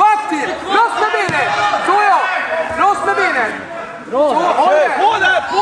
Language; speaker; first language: Swedish; native; Swedish